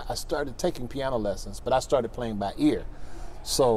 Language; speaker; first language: English; native; English